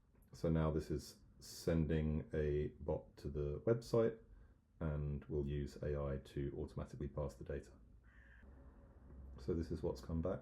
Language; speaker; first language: English; native; English